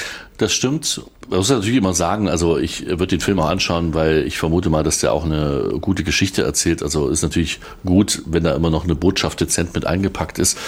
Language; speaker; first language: German; native; German